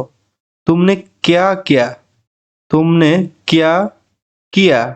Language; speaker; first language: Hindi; non-native, fluent; Bangla